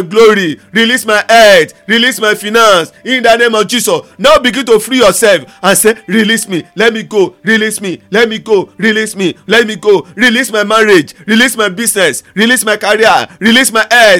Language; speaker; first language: English; non-native, local second language; Yoruba